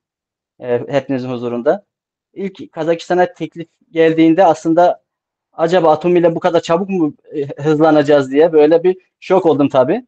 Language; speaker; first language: Turkish; native; Turkish